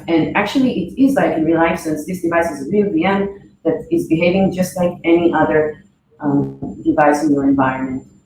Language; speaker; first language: English; non-native, fluent; Hebrew